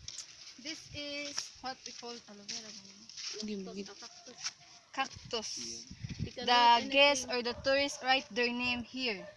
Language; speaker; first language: English; non-native, learner; Cebuano